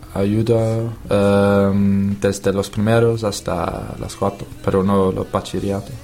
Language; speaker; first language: Spanish; non-native, learner; English